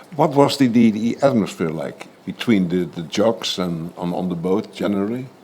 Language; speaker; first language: English; non-native, fluent; Dutch